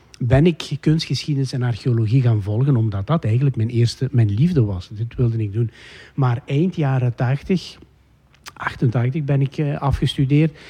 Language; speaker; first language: Dutch; native; Dutch